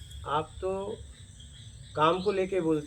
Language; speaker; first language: Hindi; native; Hindi